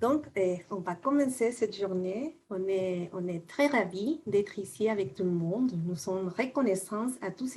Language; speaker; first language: French; non-native, fluent; Spanish